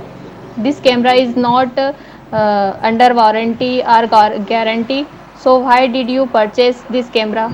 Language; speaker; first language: English; non-native, learner; Hindi